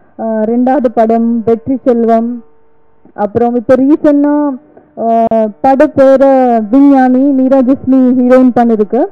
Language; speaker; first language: Tamil; non-native, learner; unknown